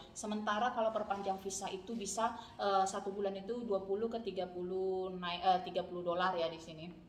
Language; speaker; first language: Indonesian; native; Indonesian